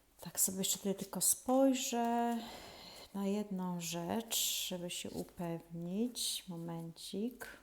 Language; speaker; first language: Polish; native; Polish